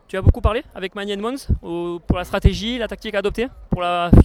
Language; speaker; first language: French; native; French